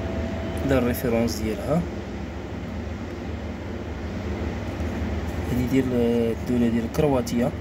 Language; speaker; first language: Arabic; native; Arabic